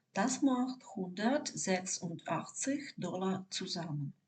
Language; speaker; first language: German; non-native, fluent; Ukrainian